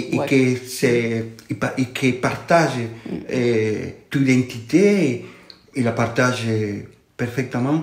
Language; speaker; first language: French; non-native, fluent; Spanish